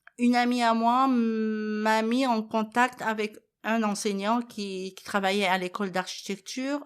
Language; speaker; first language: French; non-native, fluent; Arabic